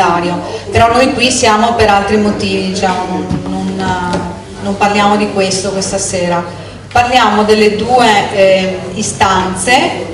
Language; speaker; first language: Italian; native; Italian